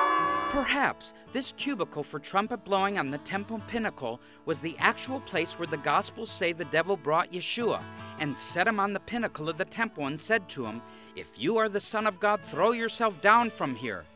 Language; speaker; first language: English; native; English